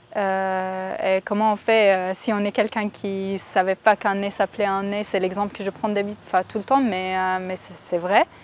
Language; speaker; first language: French; non-native, fluent; Arabic